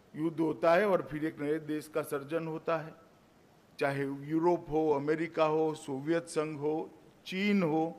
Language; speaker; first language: Hindi; non-native, local second language; Gujarati